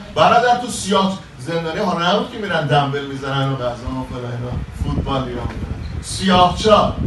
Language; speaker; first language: Persian; native; Persian